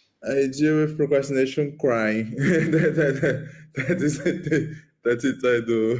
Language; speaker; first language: English; non-native, learner; Portuguese